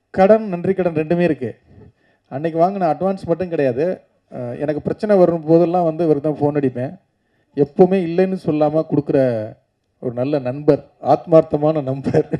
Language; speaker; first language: Tamil; native; Tamil